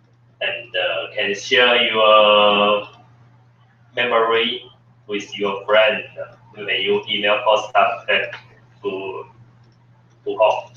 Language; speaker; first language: English; non-native, learner; Chinese